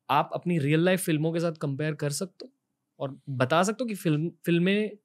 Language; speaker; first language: Hindi; native; Hindi